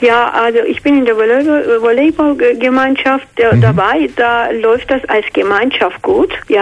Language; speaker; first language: German; non-native, fluent; Georgian